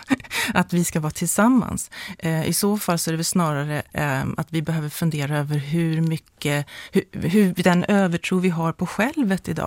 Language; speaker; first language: Swedish; native; Swedish